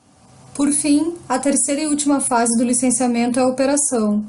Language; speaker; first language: Portuguese; native; Portuguese